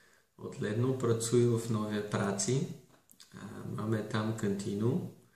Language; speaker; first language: Czech; non-native, learner; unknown